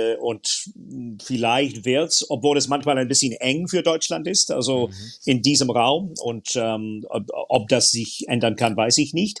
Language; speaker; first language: German; non-native, fluent; English